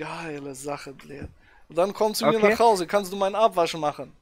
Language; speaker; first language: German; native; German